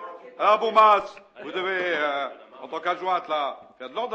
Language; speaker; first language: French; native; French